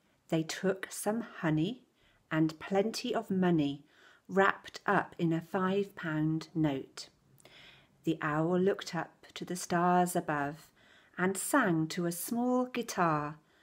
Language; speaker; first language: English; native; English